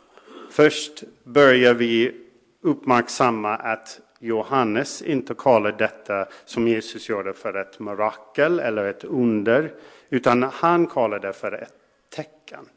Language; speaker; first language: Swedish; non-native, fluent; English